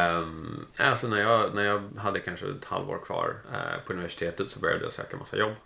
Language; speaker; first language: Swedish; native; Swedish